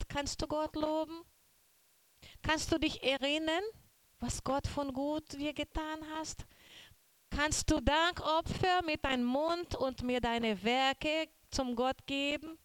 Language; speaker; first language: German; non-native, learner; Portuguese